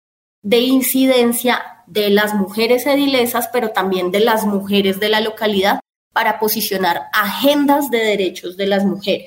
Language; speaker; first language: Spanish; native; Spanish